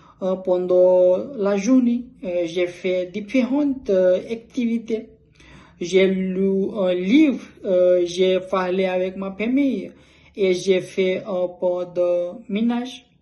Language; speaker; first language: French; non-native, learner; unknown